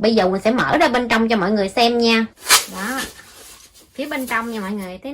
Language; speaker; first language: Vietnamese; native; Vietnamese